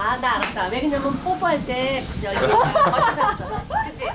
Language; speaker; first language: Korean; native; Korean